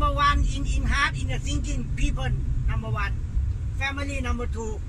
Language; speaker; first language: English; non-native, learner; Thai